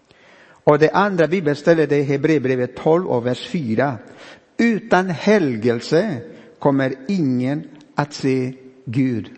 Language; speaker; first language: Swedish; non-native, fluent; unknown